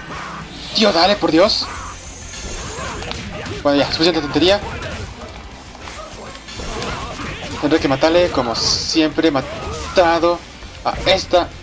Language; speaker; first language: Spanish; native; Spanish